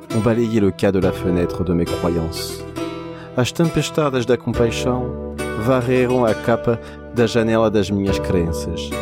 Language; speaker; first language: French; non-native, fluent; Portuguese